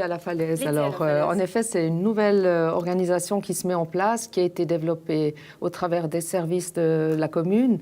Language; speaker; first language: French; native; French